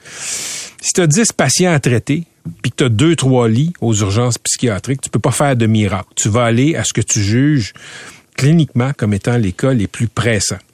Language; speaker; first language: French; native; French